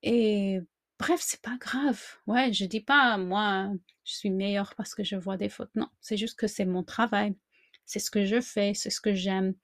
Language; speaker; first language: French; non-native, fluent; English